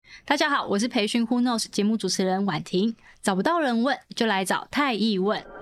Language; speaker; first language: Chinese; native; Chinese